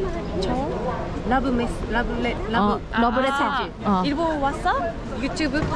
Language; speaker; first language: Korean; non-native, learner; Japanese